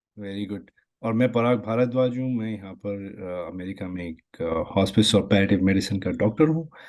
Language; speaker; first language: Hindi; native; Hindi